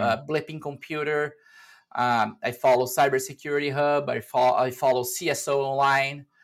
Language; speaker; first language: English; non-native, fluent; Portuguese